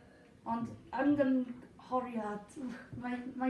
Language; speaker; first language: Welsh; non-native, learner; English